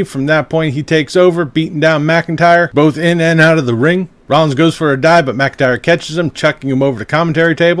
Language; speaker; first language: English; native; English